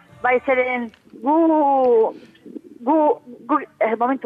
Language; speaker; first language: Basque; non-native, fluent; Catalan